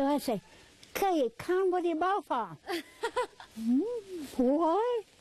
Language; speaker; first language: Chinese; non-native, local second language; English